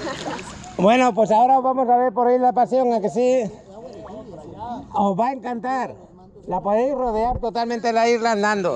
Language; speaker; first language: Spanish; native; Spanish